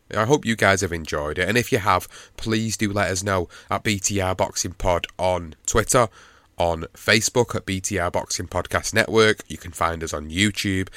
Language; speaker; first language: English; native; English